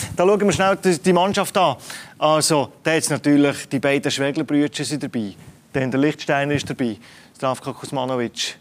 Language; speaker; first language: German; native; German